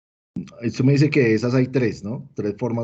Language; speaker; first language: Spanish; native; Spanish